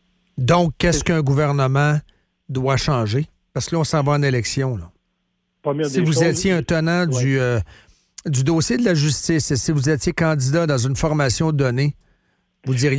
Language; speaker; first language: French; native; French